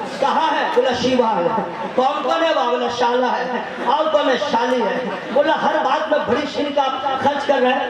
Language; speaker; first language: Urdu; native; Urdu